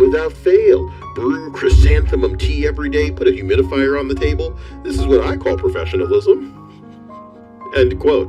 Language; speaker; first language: English; native; English